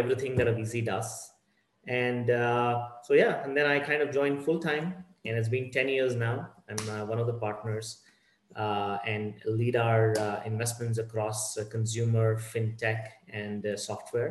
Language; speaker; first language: English; non-native, local second language; Kannada